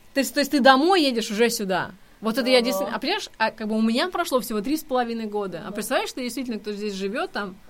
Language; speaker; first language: Russian; native; Russian